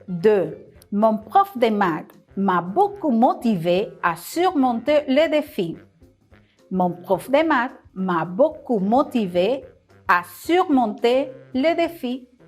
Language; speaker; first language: French; non-native, fluent; Spanish